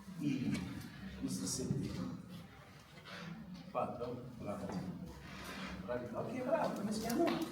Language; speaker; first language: Italian; non-native, learner; English